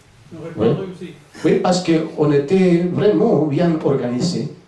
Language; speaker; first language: French; non-native, fluent; Spanish